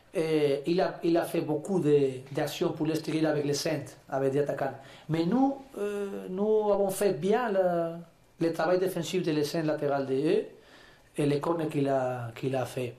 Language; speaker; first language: French; non-native, learner; Spanish